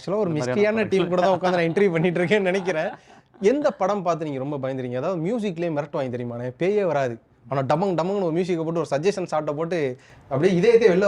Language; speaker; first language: Tamil; native; Tamil